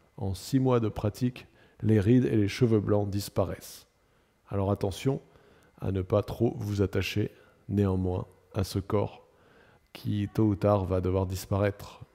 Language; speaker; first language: French; native; French